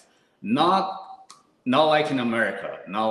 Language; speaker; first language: English; non-native, fluent; Portuguese